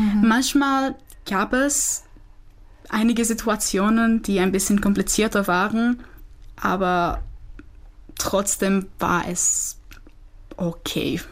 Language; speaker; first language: German; non-native, fluent; Czech